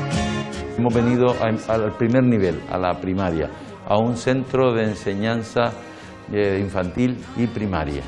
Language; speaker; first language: Spanish; native; Spanish